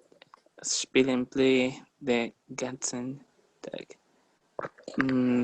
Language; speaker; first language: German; non-native, learner; English